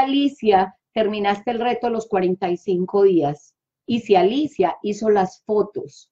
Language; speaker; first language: Spanish; native; Spanish